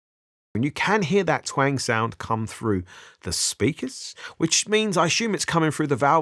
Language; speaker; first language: English; native; English